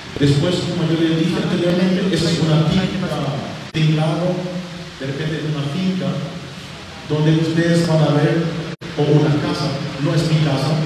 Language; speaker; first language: Spanish; non-native, local second language; German